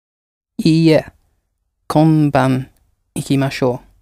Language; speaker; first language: Japanese; non-native, learner; English